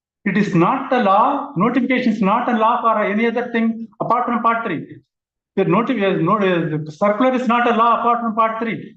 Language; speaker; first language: English; non-native, local second language; Tamil